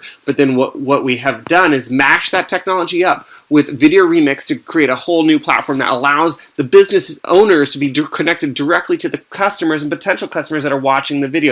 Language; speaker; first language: English; native; English